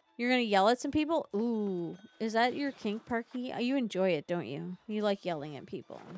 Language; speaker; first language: English; native; English